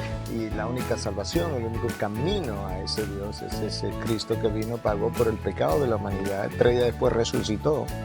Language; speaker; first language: Spanish; native; Spanish